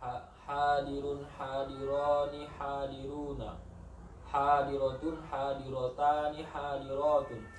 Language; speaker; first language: Arabic; non-native, learner; Indonesian